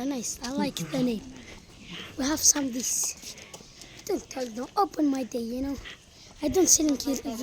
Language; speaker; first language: English; non-native, learner; Arabic